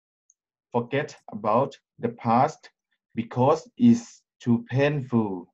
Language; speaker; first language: English; non-native, learner; Thai